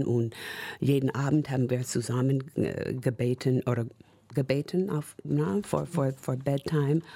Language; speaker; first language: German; non-native, fluent; English